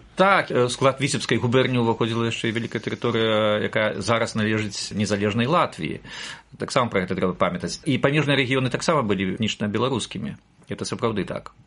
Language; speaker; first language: Belarusian; native; Belarusian